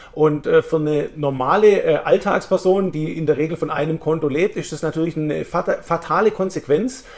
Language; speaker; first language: German; early bilingual, heritage; German